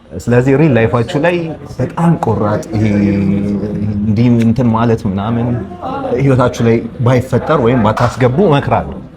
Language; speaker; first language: Amharic; native; Amharic